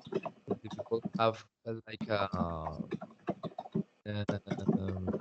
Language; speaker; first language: English; non-native, learner; Spanish